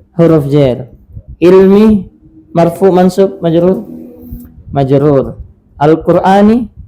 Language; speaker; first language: Arabic; non-native, fluent; Indonesian